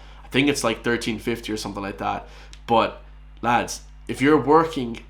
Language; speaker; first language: English; native; English